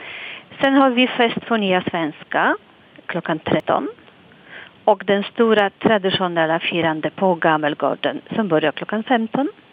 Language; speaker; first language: Swedish; non-native, fluent; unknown